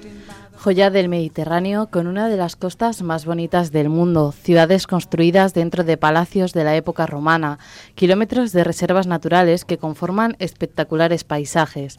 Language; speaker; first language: Spanish; native; Spanish